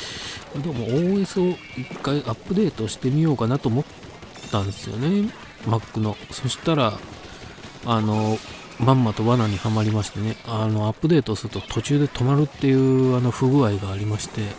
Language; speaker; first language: Japanese; native; Japanese